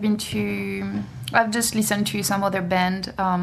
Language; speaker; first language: English; non-native, fluent; French